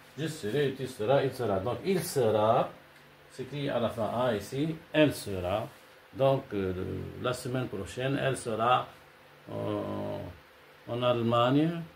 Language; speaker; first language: French; non-native, local second language; Arabic